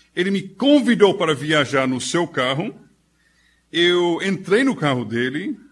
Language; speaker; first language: Portuguese; non-native, fluent; English